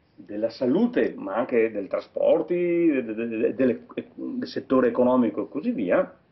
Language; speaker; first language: Italian; native; Italian